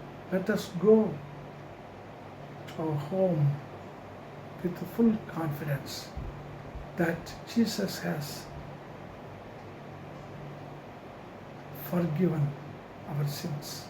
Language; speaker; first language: English; non-native, local second language; Tamil